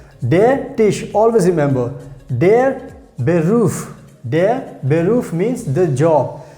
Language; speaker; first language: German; non-native, fluent; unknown